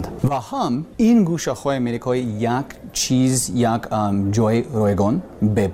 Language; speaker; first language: Persian; non-native, learner; English